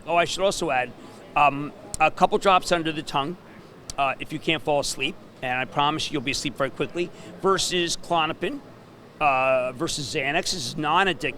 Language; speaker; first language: English; native; English